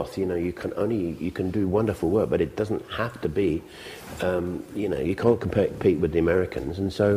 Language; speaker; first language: English; native; English